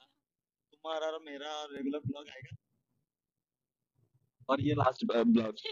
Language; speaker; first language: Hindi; non-native, learner; Bangla